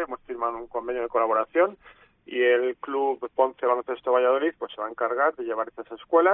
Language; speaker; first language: Spanish; native; Spanish